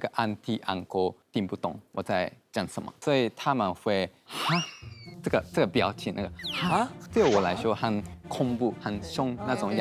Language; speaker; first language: Chinese; non-native, fluent; Japanese